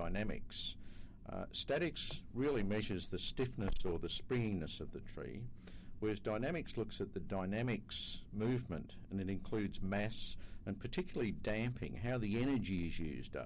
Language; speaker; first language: English; native; English